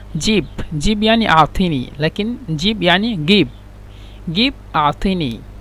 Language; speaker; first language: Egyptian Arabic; non-native, learner; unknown